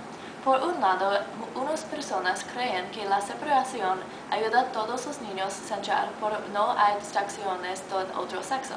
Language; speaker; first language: Spanish; non-native, learner; English